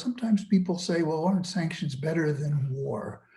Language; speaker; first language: English; native; English